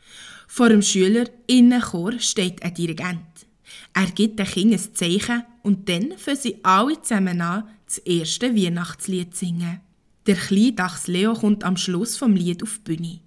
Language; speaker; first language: German; native; German